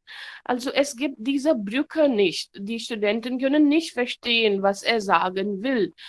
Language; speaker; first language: German; non-native, learner; Hindi